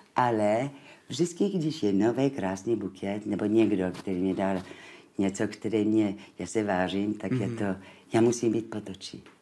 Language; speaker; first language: Czech; non-native, fluent; French